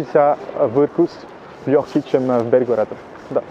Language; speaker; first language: Russian; non-native, learner; French